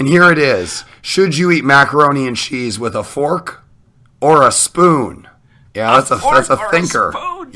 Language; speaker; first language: English; native; English